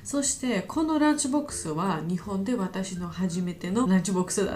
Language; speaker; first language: Japanese; non-native, learner; Georgian